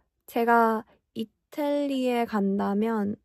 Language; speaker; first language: Korean; early bilingual, heritage; English